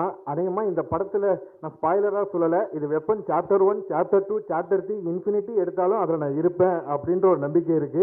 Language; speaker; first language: Tamil; native; Tamil